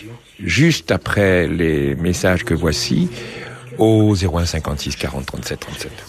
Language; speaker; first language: French; native; French